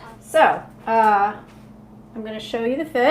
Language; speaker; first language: English; native; English